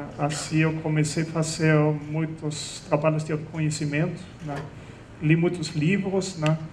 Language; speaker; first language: Portuguese; non-native, fluent; German